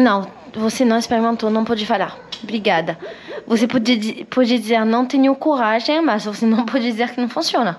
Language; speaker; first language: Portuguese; non-native, fluent; French